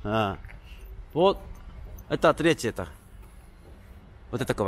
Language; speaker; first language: Russian; non-native, learner; Korean